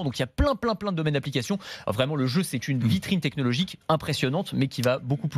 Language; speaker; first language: French; native; French